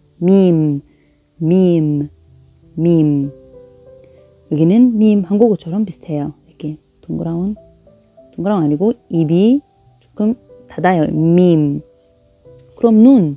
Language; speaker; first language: Korean; non-native, fluent; Arabic